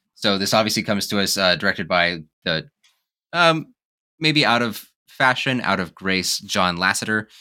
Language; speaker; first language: English; native; English